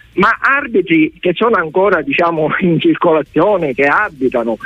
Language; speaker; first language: Italian; native; Italian